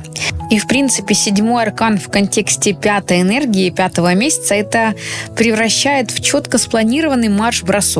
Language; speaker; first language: Russian; native; Russian